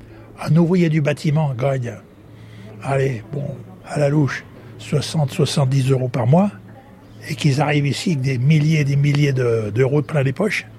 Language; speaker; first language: French; native; French